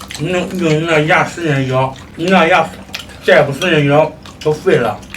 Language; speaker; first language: Chinese; native; Chinese